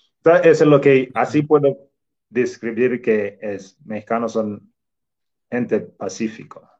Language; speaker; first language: Spanish; non-native, fluent; Swahili